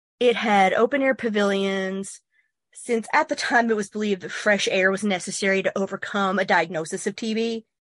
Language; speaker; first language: English; native; English